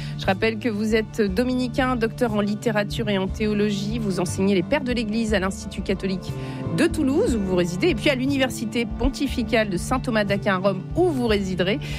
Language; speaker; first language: French; native; French